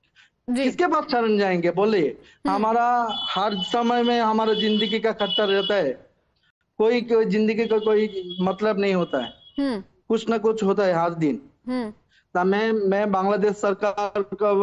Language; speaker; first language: Hindi; non-native, learner; Bangla